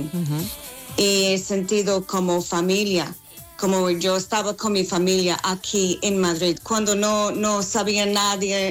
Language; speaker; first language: Spanish; non-native, learner; English